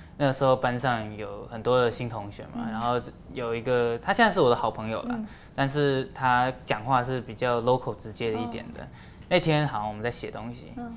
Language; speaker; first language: Chinese; native; Chinese